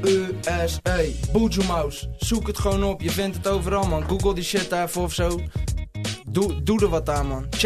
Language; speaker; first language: Dutch; native; Dutch